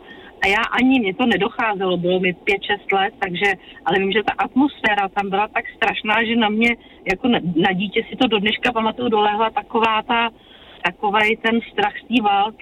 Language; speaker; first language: Czech; native; Czech